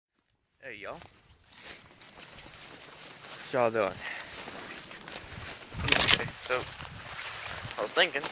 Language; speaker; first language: English; native; English